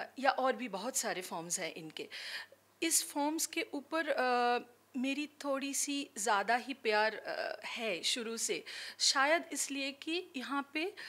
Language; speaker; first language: Hindi; non-native, local second language; Bangla